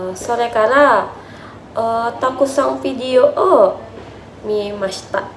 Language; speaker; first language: Japanese; non-native, learner; Indonesian